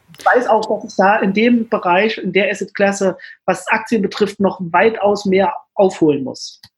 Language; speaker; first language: German; native; German